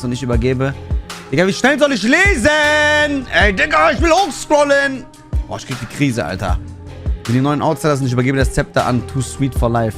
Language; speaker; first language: German; native; German